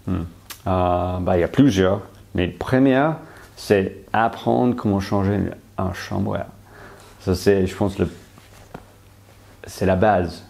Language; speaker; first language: French; non-native, fluent; English